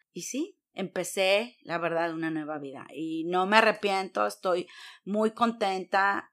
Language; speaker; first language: Spanish; native; Spanish